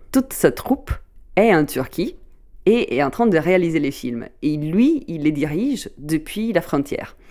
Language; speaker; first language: French; non-native, fluent; Italian